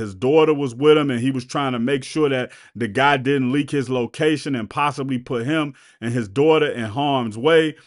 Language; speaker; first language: English; native; English